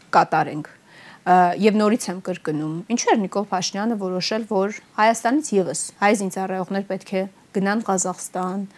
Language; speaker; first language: Armenian; native; Armenian